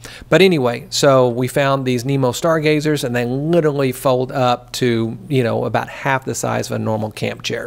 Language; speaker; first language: English; native; English